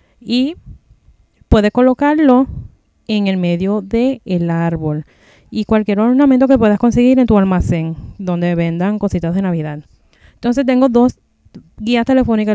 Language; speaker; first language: Spanish; native; Spanish